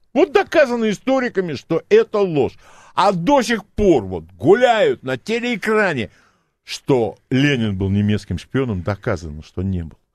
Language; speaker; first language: Russian; native; Russian